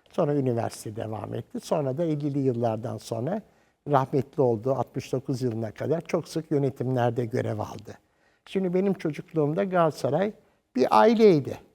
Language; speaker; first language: Turkish; native; Turkish